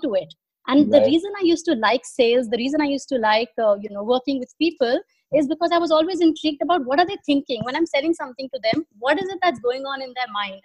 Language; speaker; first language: English; non-native, local second language; Hindi